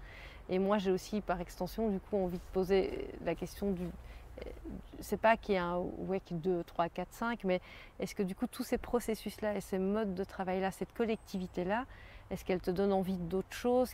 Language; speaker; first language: French; native; French